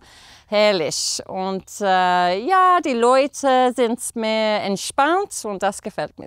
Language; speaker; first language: German; non-native, fluent; English